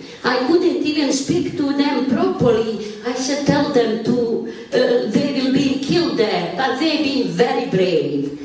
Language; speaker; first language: English; non-native, learner; Bosnian